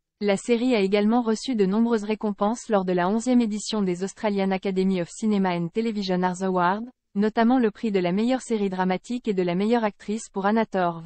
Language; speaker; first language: French; native; French